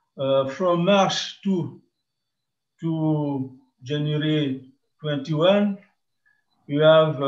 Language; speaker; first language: English; non-native, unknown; French